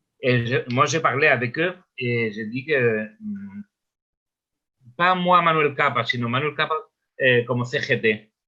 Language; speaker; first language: French; non-native, learner; Spanish